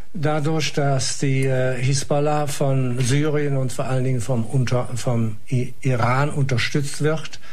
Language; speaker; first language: German; non-native, fluent; Arabic